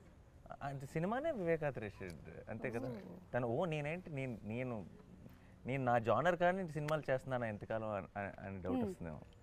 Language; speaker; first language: Telugu; native; Telugu